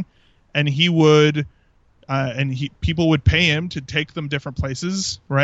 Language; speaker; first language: English; native; English